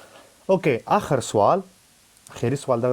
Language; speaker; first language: Arabic; non-native, learner; Pashto